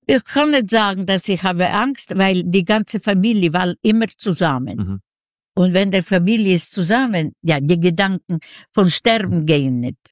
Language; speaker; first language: German; non-native, learner; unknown